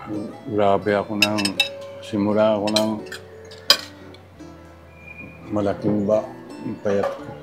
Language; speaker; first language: Filipino; non-native, learner; Japanese